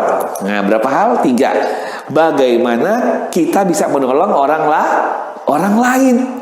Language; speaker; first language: Indonesian; native; Indonesian